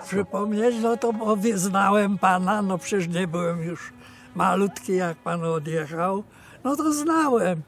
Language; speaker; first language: Polish; native; Polish